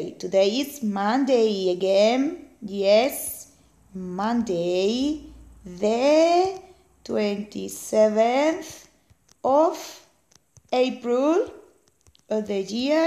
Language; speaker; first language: English; non-native, fluent; Spanish